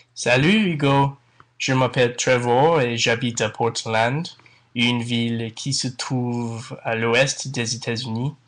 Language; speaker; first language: French; non-native, learner; English